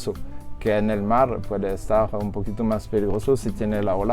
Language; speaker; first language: Spanish; non-native, learner; French